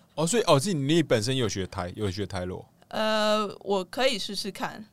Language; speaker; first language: Chinese; non-native, local second language; Min Nan Chinese